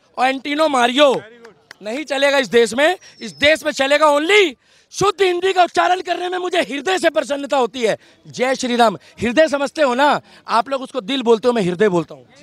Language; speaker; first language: Hindi; native; Hindi